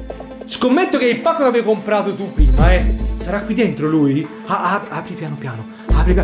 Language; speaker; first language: Italian; native; Italian